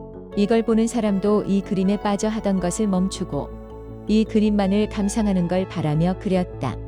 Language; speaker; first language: Korean; native; Korean